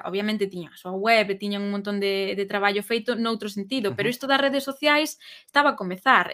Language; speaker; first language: Galician; native; Galician